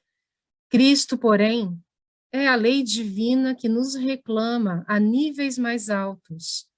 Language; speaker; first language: Portuguese; native; Portuguese